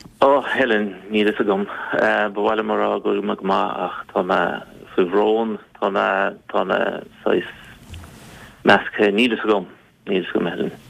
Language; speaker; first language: Irish; non-native, fluent; Russian